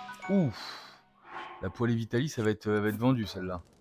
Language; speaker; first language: French; native; French